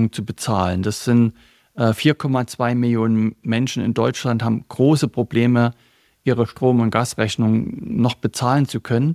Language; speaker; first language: German; native; German